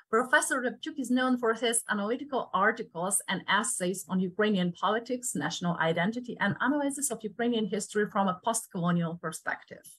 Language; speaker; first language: English; non-native, fluent; Ukrainian